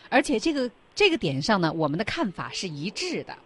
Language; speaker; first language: Chinese; native; Chinese